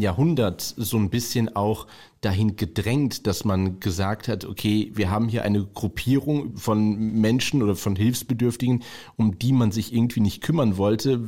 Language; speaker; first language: German; native; German